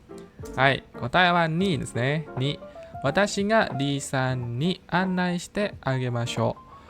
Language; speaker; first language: Japanese; non-native, fluent; Indonesian